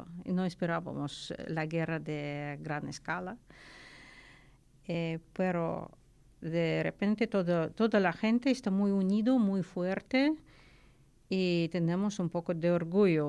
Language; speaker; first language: Spanish; non-native, learner; Ukrainian